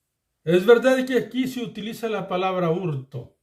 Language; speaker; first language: Spanish; native; Spanish